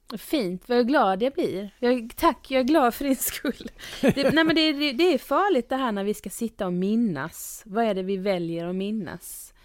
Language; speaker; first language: Swedish; native; Swedish